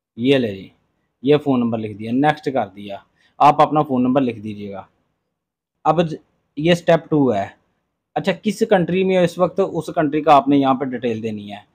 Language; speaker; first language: Urdu; non-native, local second language; Punjabi